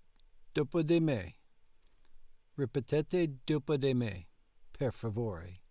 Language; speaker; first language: Italian; non-native, learner; English